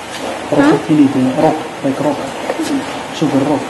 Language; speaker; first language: English; non-native, learner; Arabic